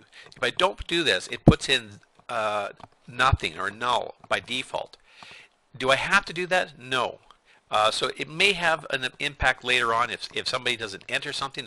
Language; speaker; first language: English; native; English